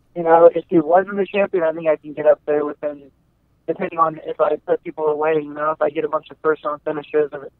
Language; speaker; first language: English; native; English